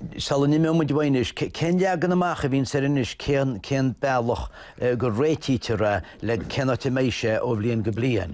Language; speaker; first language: Irish; native; Irish